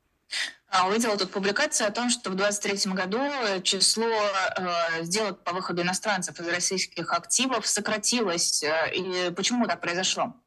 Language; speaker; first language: Russian; native; Russian